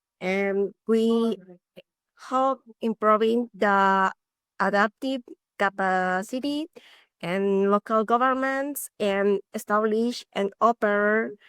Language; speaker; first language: English; non-native, learner; Spanish